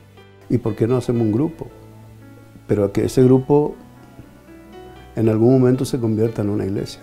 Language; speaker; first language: Spanish; native; Spanish